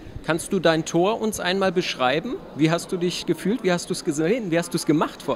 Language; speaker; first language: German; native; German